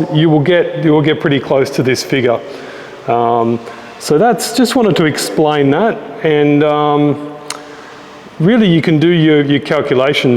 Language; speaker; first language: English; native; English